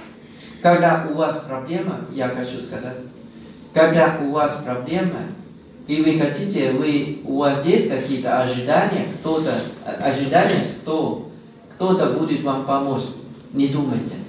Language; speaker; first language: Russian; non-native, learner; Thai